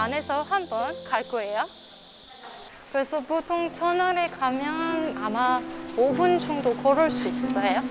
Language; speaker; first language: Korean; non-native, fluent; French